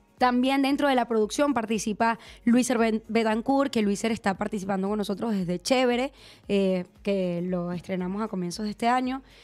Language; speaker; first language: Spanish; native; Spanish